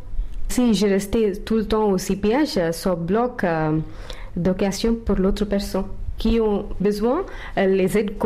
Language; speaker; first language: French; non-native, learner; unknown